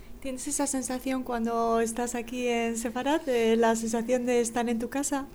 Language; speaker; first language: Spanish; native; Spanish